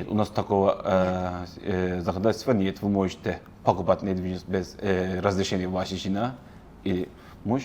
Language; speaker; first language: Russian; non-native, learner; Turkish